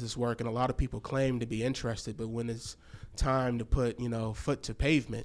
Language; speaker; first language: English; native; English